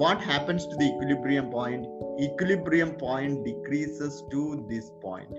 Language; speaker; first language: English; non-native, local second language; Malayalam